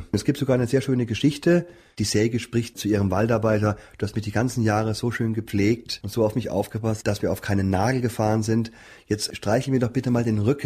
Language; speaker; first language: German; native; German